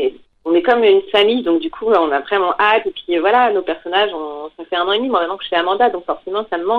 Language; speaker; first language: French; native; French